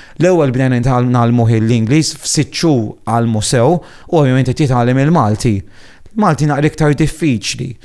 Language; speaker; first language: Maltese; non-native, fluent; Italian